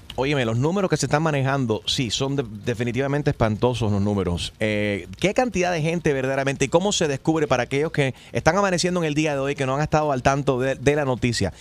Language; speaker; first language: Spanish; early bilingual, heritage; Spanish